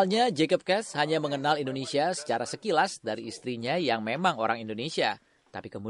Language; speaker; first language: Indonesian; native; Indonesian